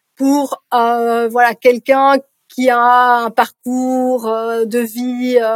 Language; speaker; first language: French; native; French